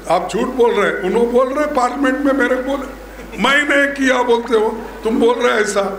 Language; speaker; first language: Hindi; non-native, local second language; Kannada